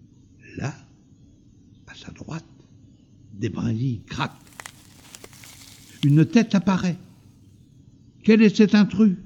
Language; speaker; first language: French; native; French